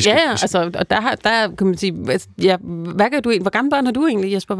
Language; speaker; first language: Danish; native; Danish